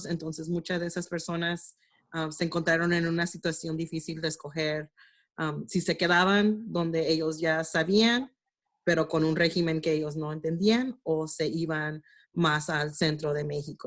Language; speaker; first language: Spanish; early bilingual, heritage; Spanish